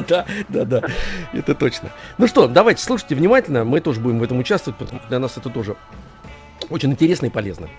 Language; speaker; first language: Russian; native; Russian